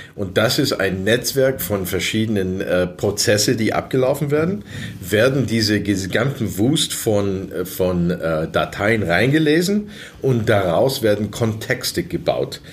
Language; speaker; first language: German; early bilingual, other home language; English